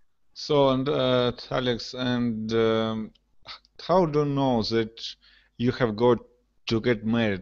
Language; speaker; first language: English; non-native, learner; Russian